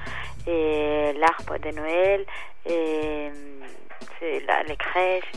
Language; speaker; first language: French; non-native, learner; Spanish